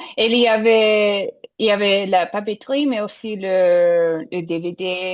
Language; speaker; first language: French; non-native, fluent; English